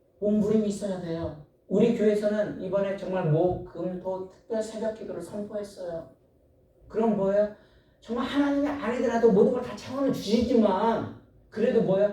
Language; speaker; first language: Korean; native; Korean